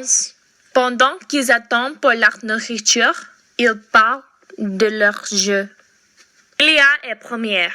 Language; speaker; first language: French; non-native, learner; English